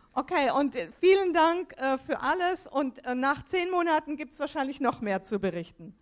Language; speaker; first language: German; native; German